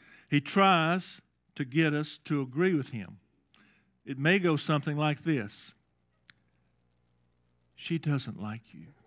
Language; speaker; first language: English; native; English